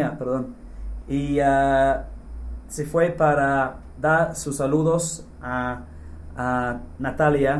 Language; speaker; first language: Spanish; non-native, fluent; English